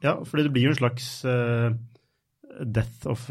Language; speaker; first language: Norwegian; native; Norwegian